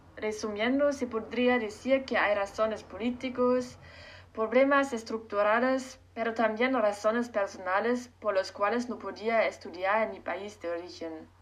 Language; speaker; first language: Spanish; non-native, learner; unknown